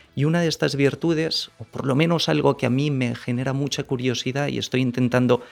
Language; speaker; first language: Spanish; native; Spanish